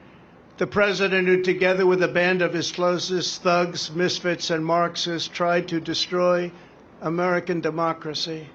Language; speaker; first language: English; native; English